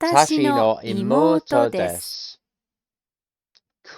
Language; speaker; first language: Japanese; non-native, learner; English